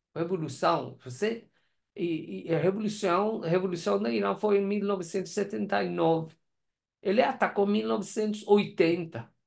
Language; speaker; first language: Portuguese; non-native, learner; Persian